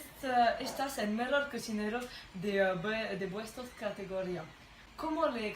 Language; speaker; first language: Spanish; non-native, learner; French